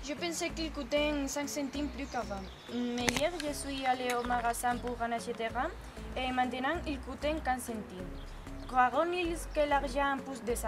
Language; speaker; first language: French; non-native, learner; Spanish